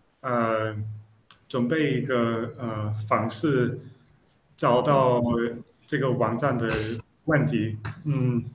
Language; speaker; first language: Chinese; non-native, learner; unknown